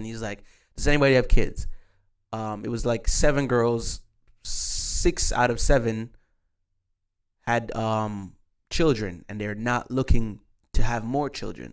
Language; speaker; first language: English; native; English